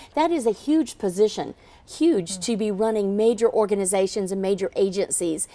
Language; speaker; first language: English; native; English